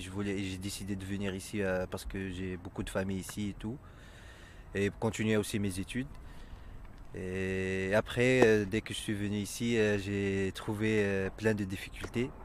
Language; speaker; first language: French; non-native, local second language; Arabic